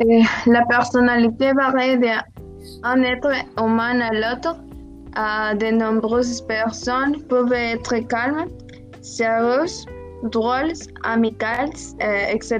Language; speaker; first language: French; non-native, learner; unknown